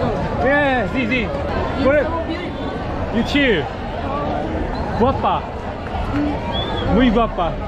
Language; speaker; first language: Spanish; non-native, learner; Korean